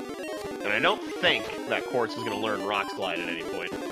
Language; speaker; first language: English; native; English